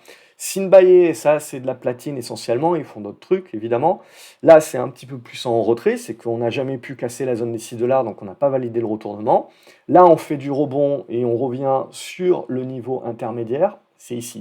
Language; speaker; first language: French; native; French